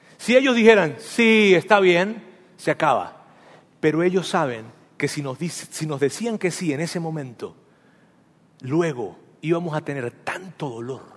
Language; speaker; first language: Spanish; native; Spanish